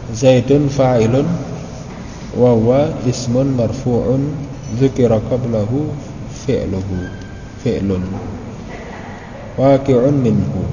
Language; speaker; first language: Arabic; non-native, fluent; Indonesian